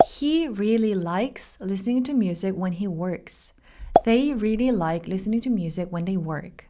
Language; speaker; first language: English; non-native, fluent; Korean